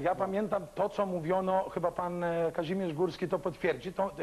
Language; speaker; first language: Polish; early bilingual, other home language; Greek